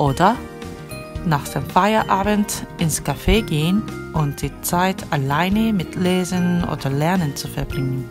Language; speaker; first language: German; non-native, fluent; Korean